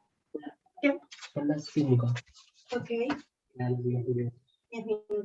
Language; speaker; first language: English; non-native, learner; Spanish